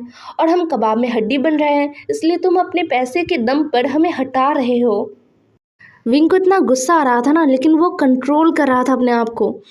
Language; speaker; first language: Hindi; non-native, local second language; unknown